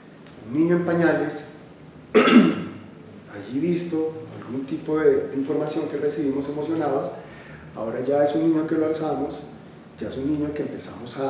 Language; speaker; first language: Spanish; native; Spanish